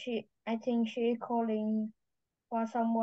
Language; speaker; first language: English; non-native, learner; Vietnamese